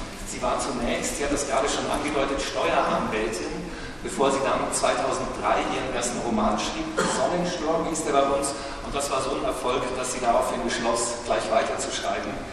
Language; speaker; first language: German; native; German